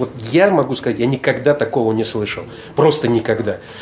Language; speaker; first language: Russian; native; Russian